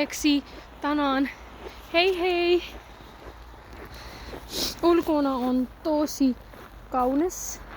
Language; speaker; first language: Finnish; non-native, learner; Punjabi